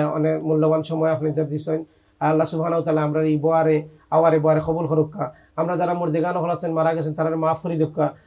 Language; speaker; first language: Bangla; native; Bangla